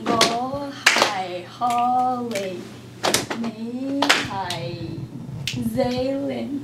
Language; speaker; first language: Cantonese; non-native, learner; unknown